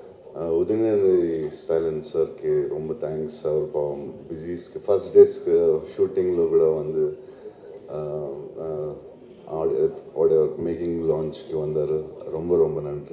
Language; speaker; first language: Tamil; non-native, learner; Telugu